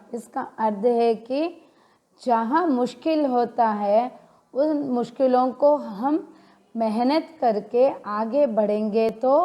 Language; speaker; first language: Hindi; non-native, local second language; Telugu